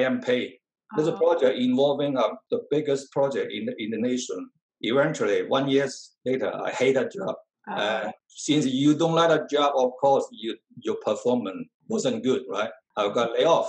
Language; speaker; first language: English; non-native, fluent; Chinese